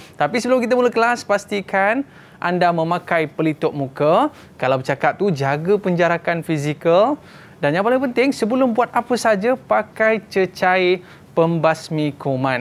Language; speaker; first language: Malay; native; Malay